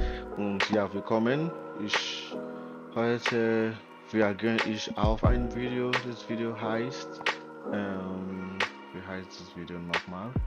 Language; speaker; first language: German; non-native, learner; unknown